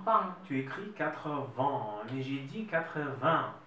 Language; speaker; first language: French; non-native, fluent; Russian